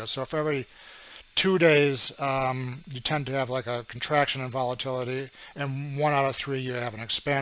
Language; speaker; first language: English; native; English